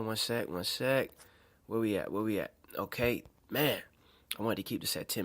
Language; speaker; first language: English; native; English